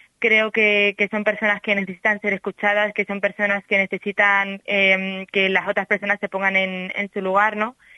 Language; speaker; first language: Spanish; native; Spanish